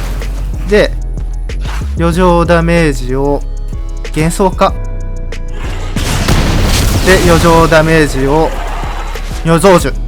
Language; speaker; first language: Japanese; native; Japanese